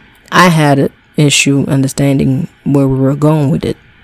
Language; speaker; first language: English; native; English